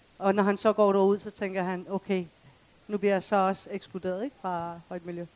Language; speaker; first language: Danish; early bilingual, other home language; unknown